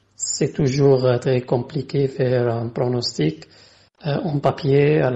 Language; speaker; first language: French; non-native, fluent; Arabic